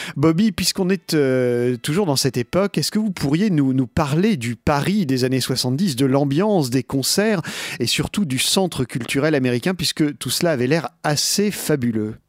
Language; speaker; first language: French; native; French